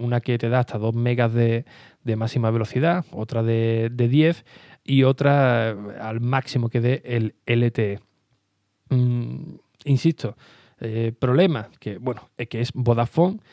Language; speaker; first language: Spanish; native; Spanish